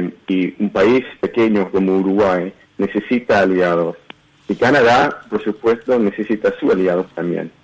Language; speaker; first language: Spanish; early bilingual, heritage; Spanish